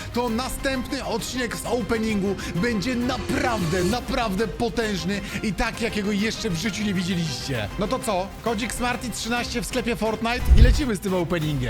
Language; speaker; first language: Polish; native; Polish